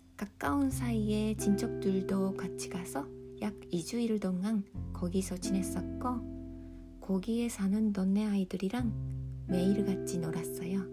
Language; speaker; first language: Korean; non-native, fluent; Japanese